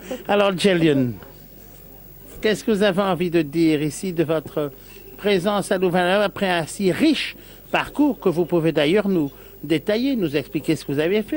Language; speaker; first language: French; native; French